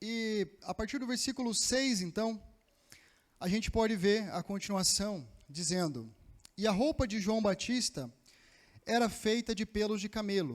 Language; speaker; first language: Portuguese; native; Portuguese